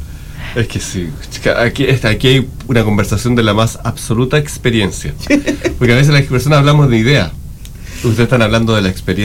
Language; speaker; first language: Spanish; native; Spanish